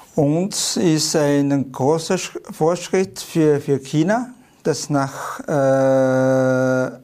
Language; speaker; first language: German; non-native, fluent; Chinese